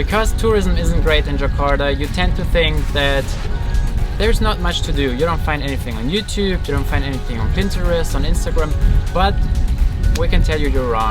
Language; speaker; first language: English; non-native, fluent; German